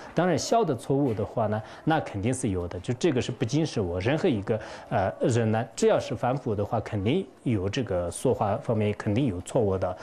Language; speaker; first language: Chinese; non-native, local second language; Tibetan